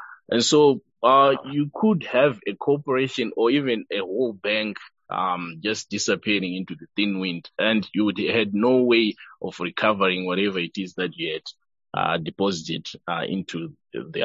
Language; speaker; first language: English; non-native, local second language; Shona